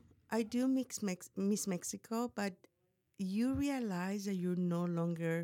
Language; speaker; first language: English; non-native, fluent; Spanish